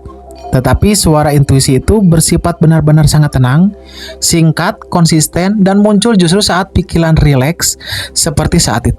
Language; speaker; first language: Indonesian; native; Indonesian